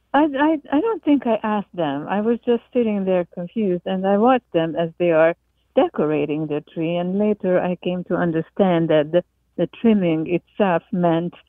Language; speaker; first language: English; non-native, fluent; Hungarian